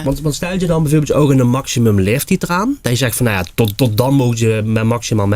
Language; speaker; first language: Dutch; native; Dutch